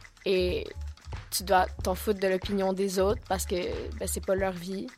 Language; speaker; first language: French; early bilingual, heritage; French